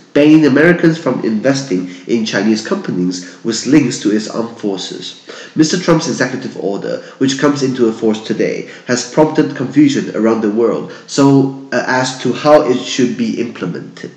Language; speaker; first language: English; non-native, fluent; Chinese